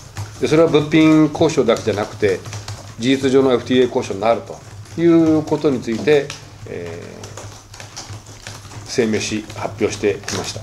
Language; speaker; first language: Japanese; native; Japanese